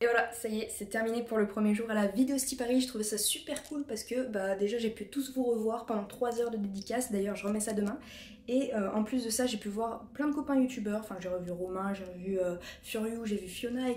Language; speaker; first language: French; native; French